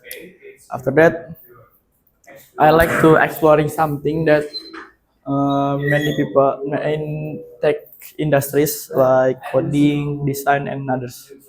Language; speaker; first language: English; non-native, learner; Indonesian